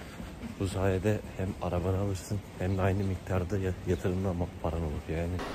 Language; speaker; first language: Turkish; native; Turkish